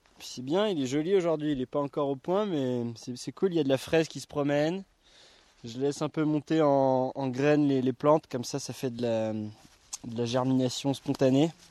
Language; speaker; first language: French; native; French